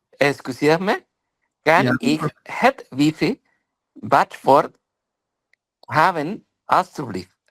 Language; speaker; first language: Dutch; non-native, learner; Spanish